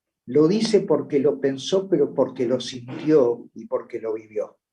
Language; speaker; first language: Spanish; native; Spanish